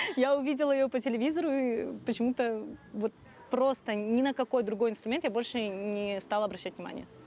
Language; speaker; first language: Russian; non-native, local second language; Crimean Tatar